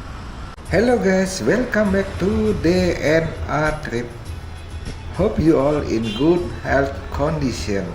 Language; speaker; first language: English; non-native, fluent; Indonesian